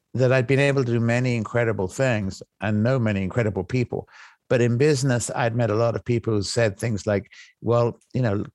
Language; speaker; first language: English; native; English